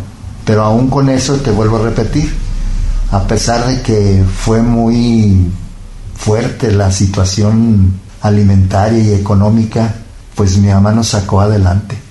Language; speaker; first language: Spanish; native; Spanish